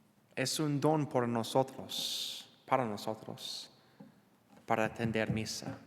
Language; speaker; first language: Spanish; non-native, learner; English